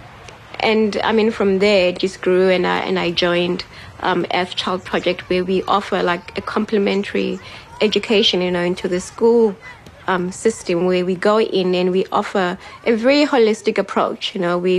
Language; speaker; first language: English; non-native, local second language; Xhosa